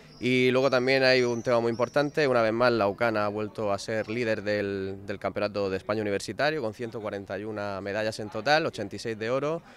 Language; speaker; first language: Spanish; native; Spanish